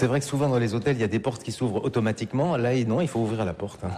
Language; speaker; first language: French; native; French